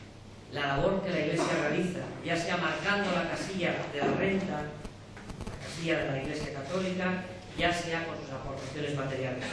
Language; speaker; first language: Spanish; native; Spanish